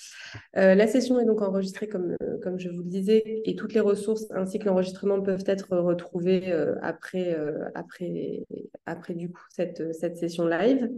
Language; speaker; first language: French; native; French